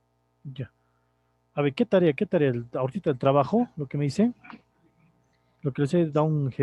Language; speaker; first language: Spanish; native; Spanish